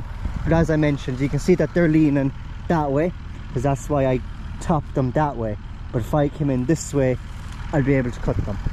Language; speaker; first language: English; native; English